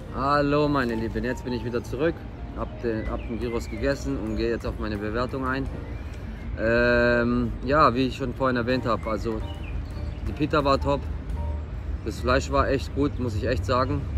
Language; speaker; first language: German; native; German